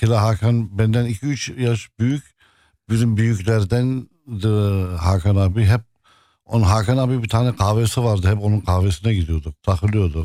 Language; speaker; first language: Turkish; early bilingual, heritage; Arabic